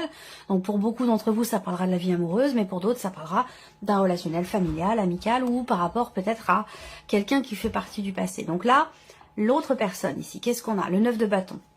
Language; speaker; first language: French; native; French